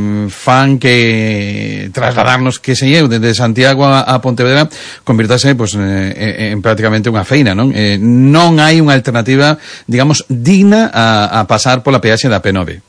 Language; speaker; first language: Galician; non-native, local second language; Spanish